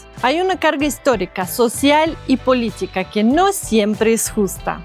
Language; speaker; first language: Spanish; non-native, fluent; Russian